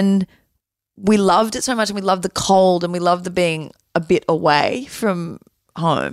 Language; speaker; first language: English; native; English